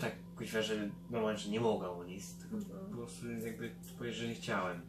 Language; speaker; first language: Polish; early bilingual, heritage; Polish